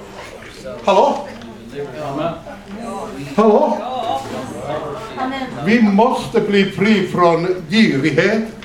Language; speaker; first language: Swedish; non-native, fluent; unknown